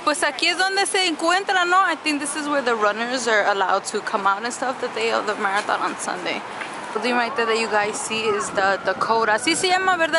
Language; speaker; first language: English; early bilingual, other home language; Spanish